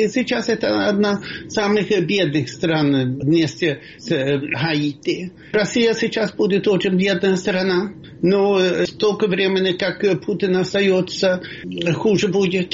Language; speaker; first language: Russian; non-native, fluent; Swedish